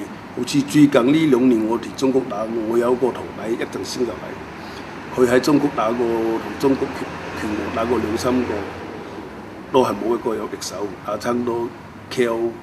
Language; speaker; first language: Cantonese; non-native, local second language; Min Nan Chinese